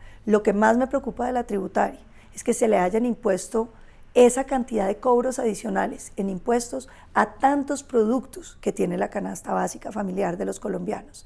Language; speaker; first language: Spanish; native; Spanish